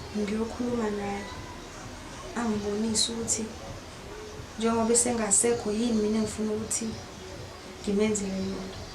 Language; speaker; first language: Zulu; non-native, local second language; Northern Sotho